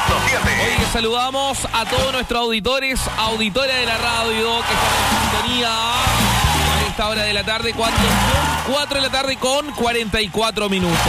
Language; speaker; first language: Spanish; native; Spanish